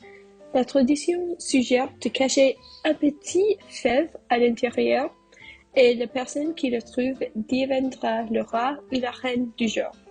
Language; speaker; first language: French; non-native, learner; English